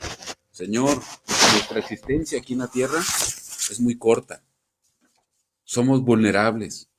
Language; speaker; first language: Spanish; native; Spanish